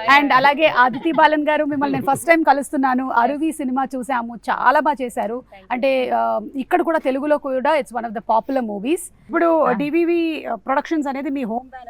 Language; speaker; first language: Telugu; native; Telugu